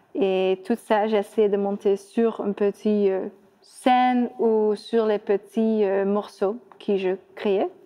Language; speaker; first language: French; non-native, fluent; Dutch